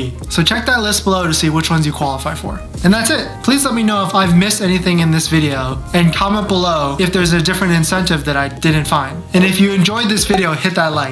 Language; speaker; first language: English; native; English